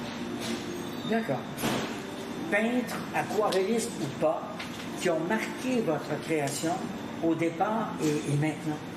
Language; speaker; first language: French; native; French